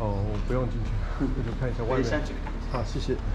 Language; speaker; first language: Chinese; non-native, learner; English